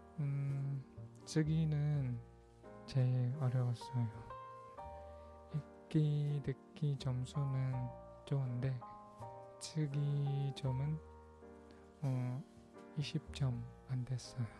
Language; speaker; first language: Korean; non-native, learner; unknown